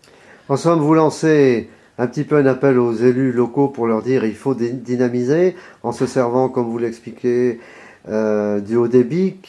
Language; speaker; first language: French; native; French